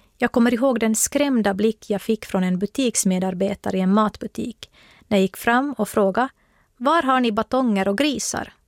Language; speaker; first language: Swedish; native; Swedish